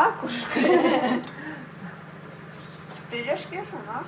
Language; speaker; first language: Icelandic; early bilingual, heritage; English